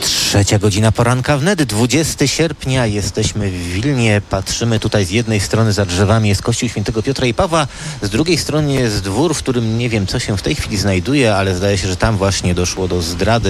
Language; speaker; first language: Polish; native; Polish